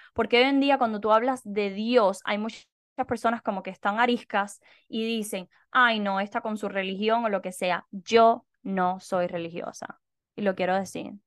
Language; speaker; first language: Spanish; native; Spanish